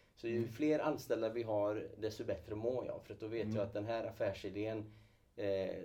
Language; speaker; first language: Swedish; early bilingual, other home language; Kurdish